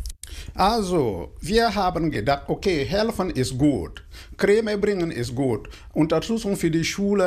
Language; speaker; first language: German; non-native, fluent; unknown